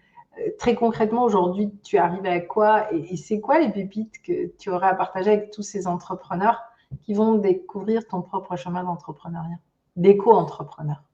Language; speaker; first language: French; native; French